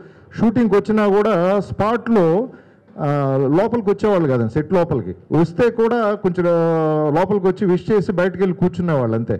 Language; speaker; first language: Telugu; native; Telugu